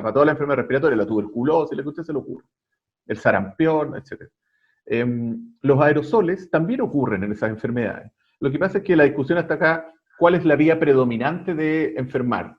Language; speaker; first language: Spanish; native; Spanish